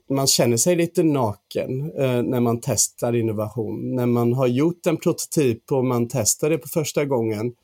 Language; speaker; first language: Swedish; non-native, fluent; English